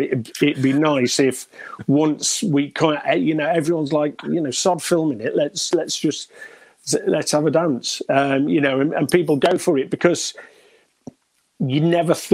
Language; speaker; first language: English; native; English